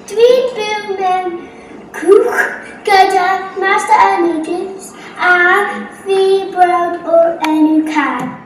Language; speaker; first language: Welsh; non-native, learner; English